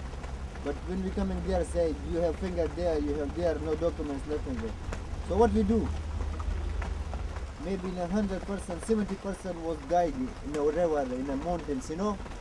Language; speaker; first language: English; non-native, learner; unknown